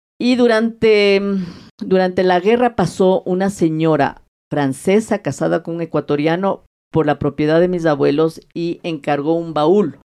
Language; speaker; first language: Spanish; native; Spanish